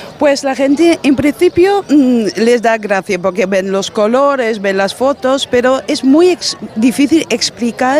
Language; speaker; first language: Spanish; non-native, fluent; Dutch